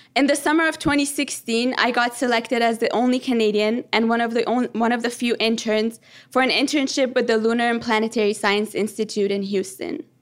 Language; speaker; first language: English; early bilingual, other home language; Persian